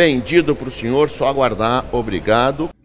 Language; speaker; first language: Portuguese; native; Portuguese